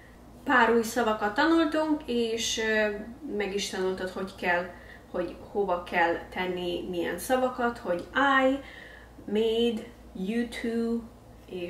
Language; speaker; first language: Hungarian; early bilingual, heritage; English